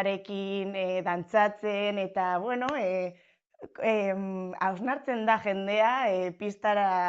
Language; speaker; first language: Basque; non-native, local second language; Spanish